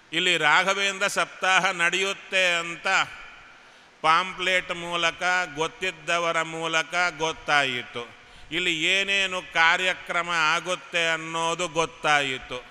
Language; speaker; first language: Kannada; native; Kannada